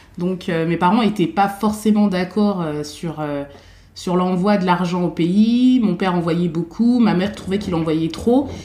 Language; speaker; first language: French; native; French